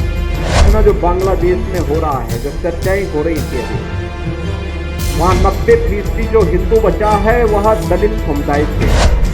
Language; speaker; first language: Hindi; native; Hindi